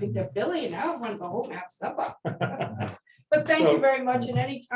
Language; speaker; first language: English; native; English